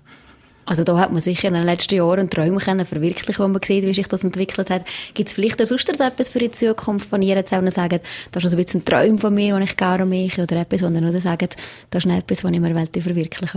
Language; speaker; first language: German; native; German